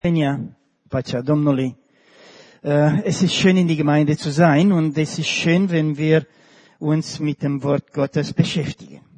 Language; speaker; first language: German; non-native, fluent; Romanian